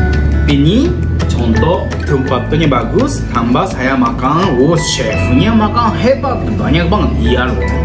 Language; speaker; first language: Indonesian; non-native, learner; Japanese